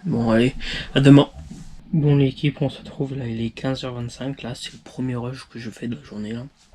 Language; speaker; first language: French; native; French